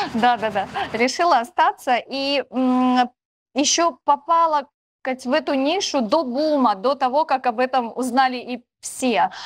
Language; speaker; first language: Russian; native; Russian